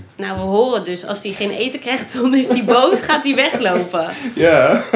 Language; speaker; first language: Dutch; native; Dutch